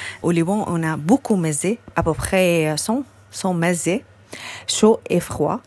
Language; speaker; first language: French; non-native, learner; Arabic